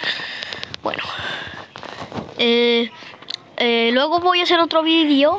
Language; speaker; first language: Spanish; native; Spanish